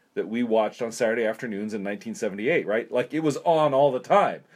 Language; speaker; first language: English; native; English